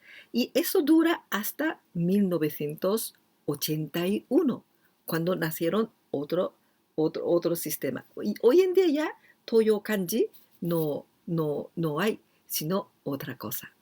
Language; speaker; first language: Spanish; non-native, fluent; Japanese